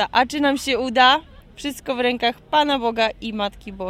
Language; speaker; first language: Polish; native; Polish